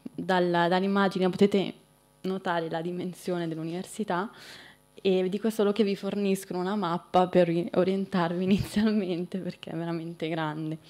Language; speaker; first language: Italian; native; Italian